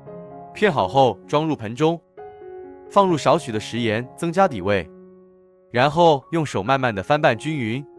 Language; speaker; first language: Chinese; native; Chinese